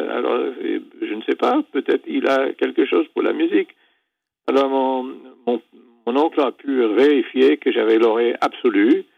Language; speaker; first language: French; non-native, fluent; English